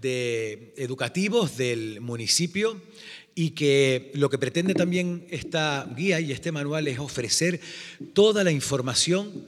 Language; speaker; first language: Spanish; native; Spanish